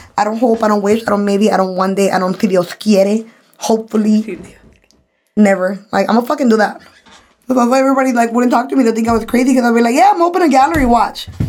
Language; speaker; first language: English; early bilingual, other home language; Spanish